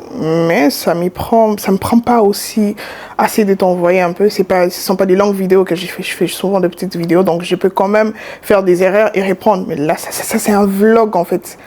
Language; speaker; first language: French; non-native, local second language; Lingala